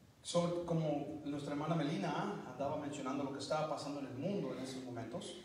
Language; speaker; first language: Spanish; early bilingual, heritage; English